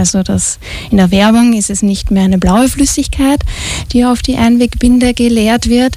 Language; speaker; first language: German; native; German